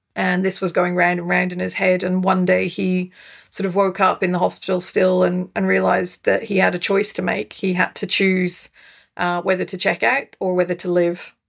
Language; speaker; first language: English; native; English